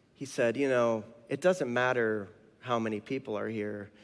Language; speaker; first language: English; native; English